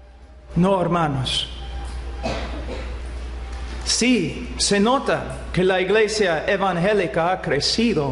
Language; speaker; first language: Spanish; non-native, fluent; English